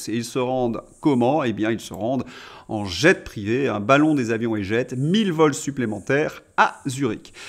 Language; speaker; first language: French; native; French